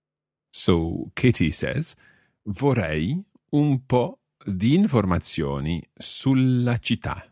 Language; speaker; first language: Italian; non-native, fluent; English